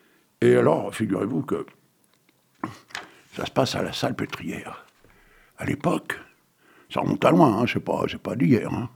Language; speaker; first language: French; native; French